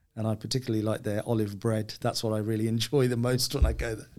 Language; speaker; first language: English; native; English